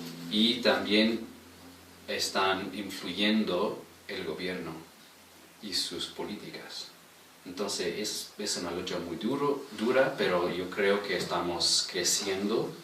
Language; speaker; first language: Spanish; non-native, fluent; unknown